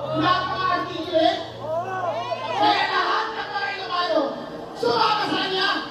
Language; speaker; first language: Filipino; non-native, local second language; Iloko